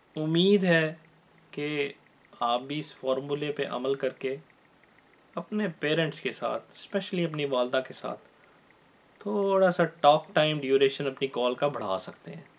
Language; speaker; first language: Urdu; native; Urdu